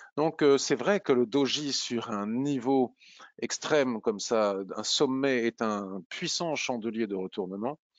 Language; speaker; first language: French; native; French